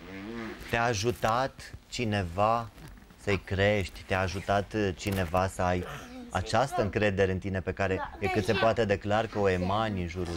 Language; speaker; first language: Romanian; native; Romanian